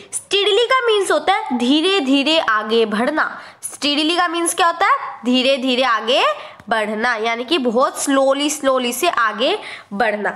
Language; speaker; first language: Hindi; native; Hindi